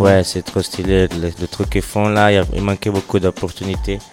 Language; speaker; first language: French; non-native, learner; English